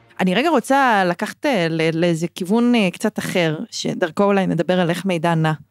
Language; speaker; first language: Hebrew; native; Hebrew